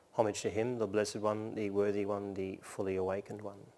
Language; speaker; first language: English; native; English